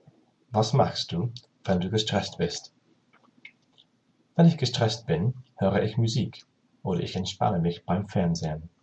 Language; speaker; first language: German; non-native, learner; English